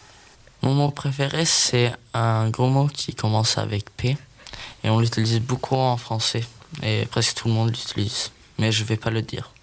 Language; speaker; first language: French; non-native, learner; Swedish